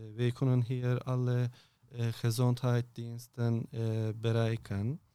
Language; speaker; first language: Dutch; non-native, learner; Turkish